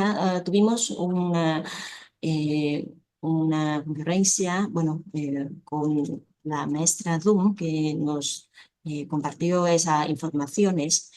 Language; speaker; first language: Spanish; non-native, fluent; Vietnamese